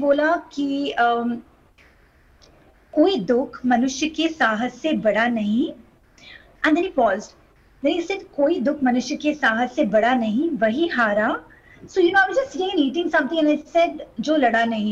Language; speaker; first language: English; non-native, local second language; Hindi